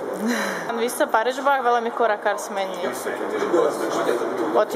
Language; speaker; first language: Hungarian; non-native, learner; Russian